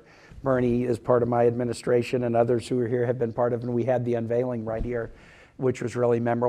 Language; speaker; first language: English; native; English